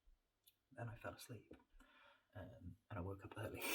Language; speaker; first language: English; native; English